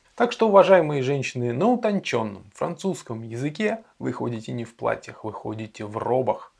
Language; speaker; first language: Russian; native; Russian